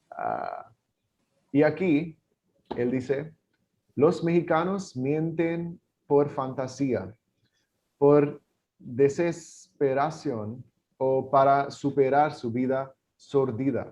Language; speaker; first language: Spanish; non-native, learner; English